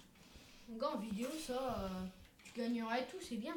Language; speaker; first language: French; native; French